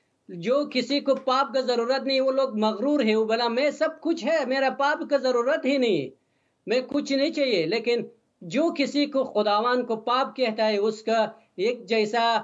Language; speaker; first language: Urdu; non-native, learner; Persian